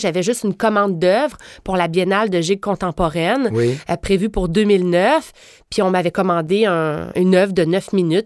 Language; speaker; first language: French; native; French